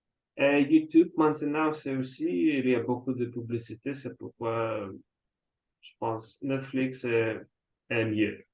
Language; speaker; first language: French; non-native, learner; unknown